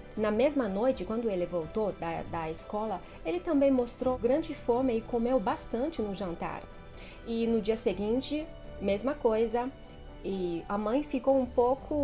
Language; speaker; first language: Portuguese; non-native, fluent; Chinese